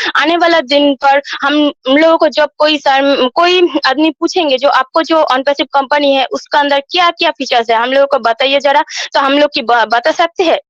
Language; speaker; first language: Hindi; non-native, local second language; Bangla